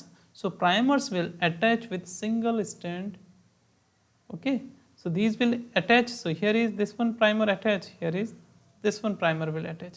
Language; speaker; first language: English; non-native, local second language; Hindi